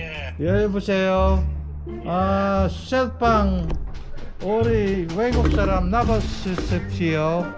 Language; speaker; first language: Korean; non-native, learner; Filipino